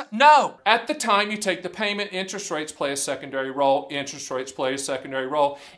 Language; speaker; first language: English; native; English